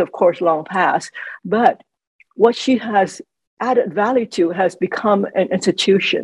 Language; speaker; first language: English; non-native, local second language; Cantonese